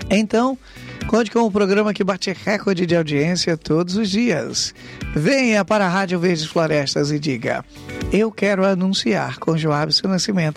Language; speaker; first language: Portuguese; native; Portuguese